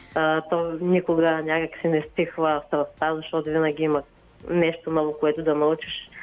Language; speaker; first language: Bulgarian; native; Bulgarian